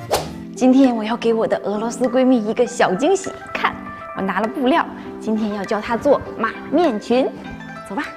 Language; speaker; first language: Chinese; native; Chinese